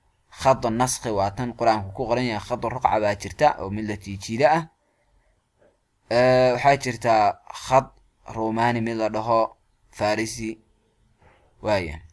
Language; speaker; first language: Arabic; non-native, fluent; Somali